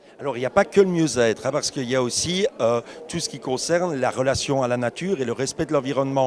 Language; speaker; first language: French; native; French